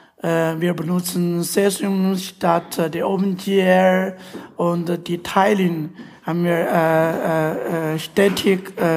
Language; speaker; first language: German; non-native, fluent; Chinese